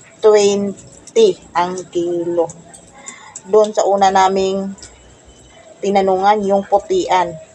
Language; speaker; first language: Filipino; non-native, local second language; Cebuano